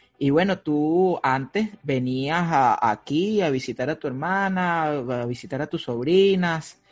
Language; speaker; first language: Spanish; native; Spanish